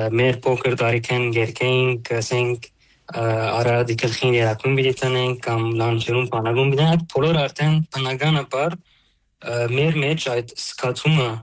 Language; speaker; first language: Armenian; early bilingual, heritage; Armenian